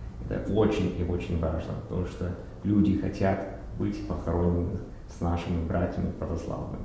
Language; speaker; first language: Russian; early bilingual, heritage; Russian